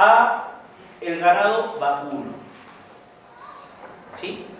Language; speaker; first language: Spanish; native; Spanish